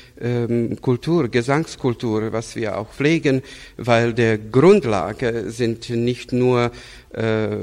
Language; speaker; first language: German; non-native, fluent; Serbian